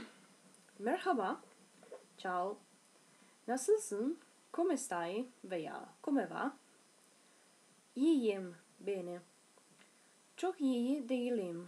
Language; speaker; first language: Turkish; non-native, learner; Italian